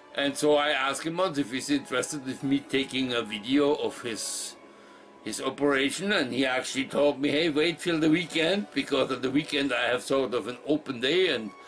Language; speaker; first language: English; non-native, fluent; German